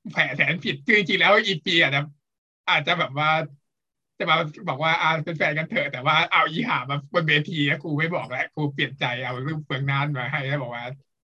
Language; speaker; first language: Thai; native; Thai